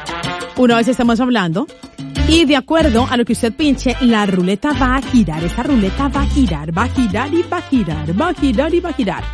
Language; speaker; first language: Spanish; native; Spanish